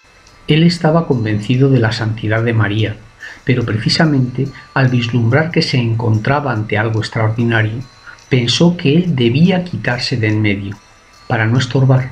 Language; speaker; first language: Spanish; native; Spanish